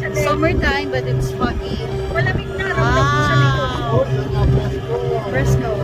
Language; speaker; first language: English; non-native, local second language; Filipino